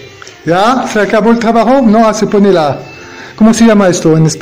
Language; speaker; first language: Spanish; non-native, learner; French